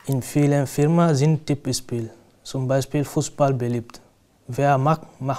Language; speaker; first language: German; non-native, learner; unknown